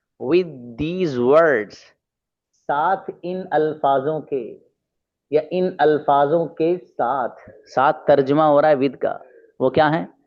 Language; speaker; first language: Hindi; native; Hindi